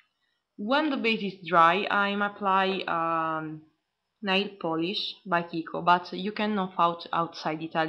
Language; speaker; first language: English; non-native, learner; Italian